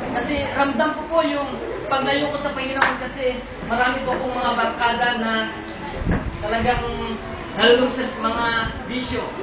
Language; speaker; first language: Filipino; non-native, local second language; Iloko